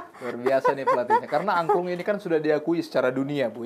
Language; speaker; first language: Indonesian; native; Indonesian